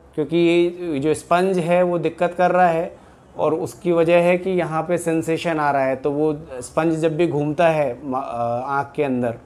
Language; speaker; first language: Hindi; native; Hindi